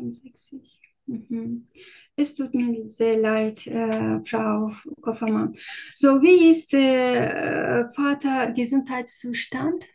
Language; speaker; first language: German; non-native, learner; Turkish